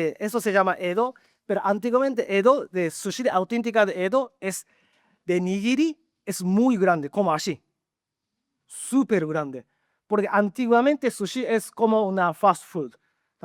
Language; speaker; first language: Spanish; non-native, learner; Japanese